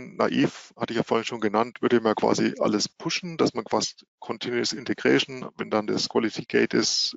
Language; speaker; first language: German; native; German